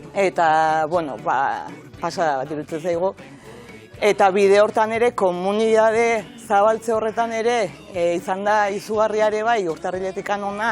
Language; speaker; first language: Basque; native; Basque